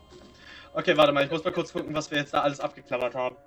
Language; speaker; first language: German; native; German